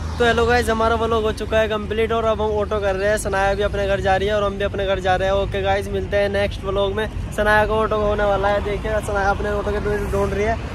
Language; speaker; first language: Hindi; native; Hindi